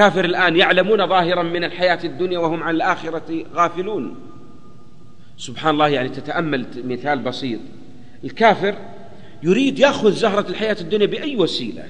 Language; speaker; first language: Arabic; native; Arabic